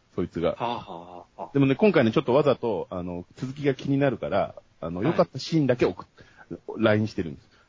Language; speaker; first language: Japanese; native; Japanese